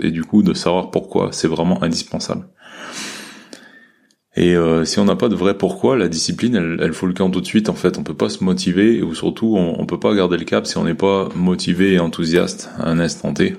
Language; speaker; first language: French; native; French